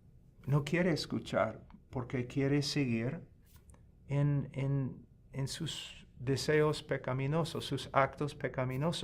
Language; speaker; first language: Spanish; non-native, fluent; English